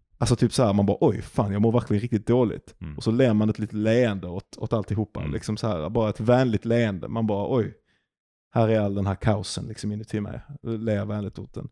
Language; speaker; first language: Swedish; native; Swedish